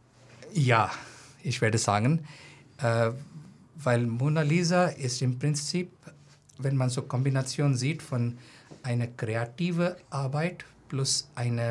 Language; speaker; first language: German; non-native, fluent; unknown